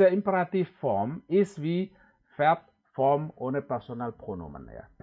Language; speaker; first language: German; non-native, fluent; Indonesian